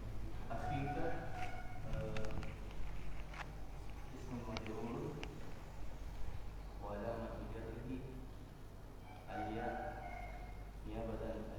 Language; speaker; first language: Arabic; non-native, learner; Indonesian